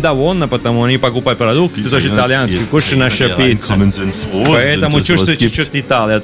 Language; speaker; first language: Russian; non-native, learner; Italian